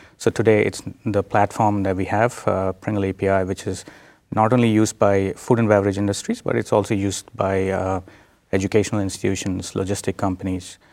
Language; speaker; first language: English; non-native, local second language; Telugu